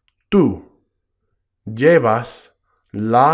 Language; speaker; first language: Spanish; non-native, fluent; English